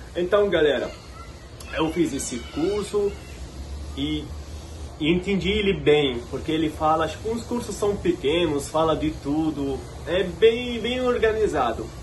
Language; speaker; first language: Portuguese; non-native, fluent; Arabic